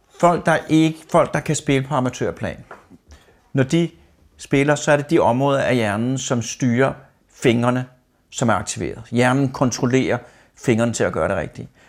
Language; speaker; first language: Danish; native; Danish